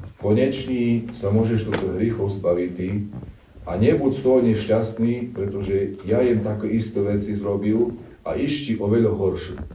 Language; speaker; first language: Slovak; non-native, local second language; Rusyn